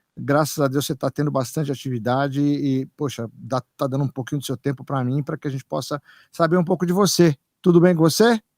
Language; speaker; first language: Portuguese; native; Portuguese